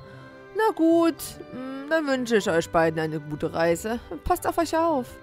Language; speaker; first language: German; native; German